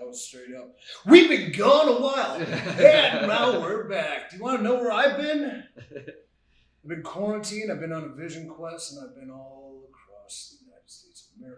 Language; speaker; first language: English; native; English